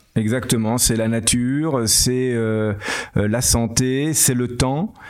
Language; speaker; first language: French; native; French